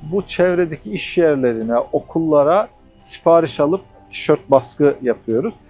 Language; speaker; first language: Turkish; native; Turkish